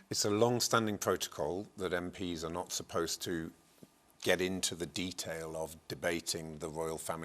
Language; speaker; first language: English; native; English